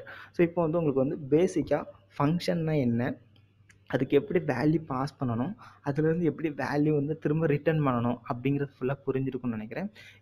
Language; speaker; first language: Tamil; native; Tamil